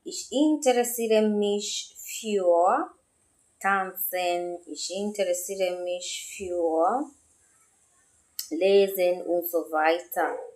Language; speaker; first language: German; non-native, learner; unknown